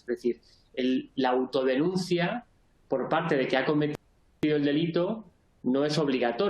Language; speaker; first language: Spanish; native; Spanish